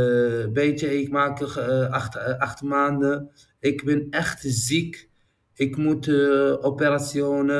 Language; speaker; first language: Dutch; non-native, learner; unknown